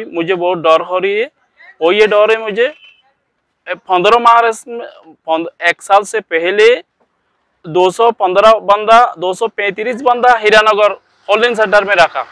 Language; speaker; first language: Hindi; non-native, learner; Rohingya